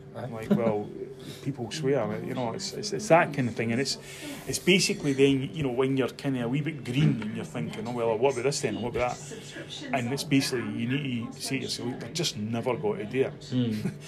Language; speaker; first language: English; native; English